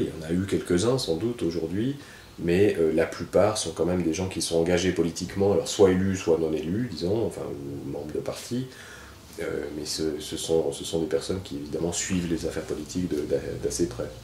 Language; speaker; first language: French; native; French